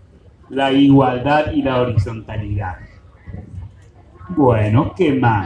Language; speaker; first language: Spanish; native; Spanish